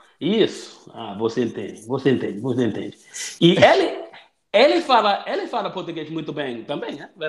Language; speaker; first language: Portuguese; non-native, learner; English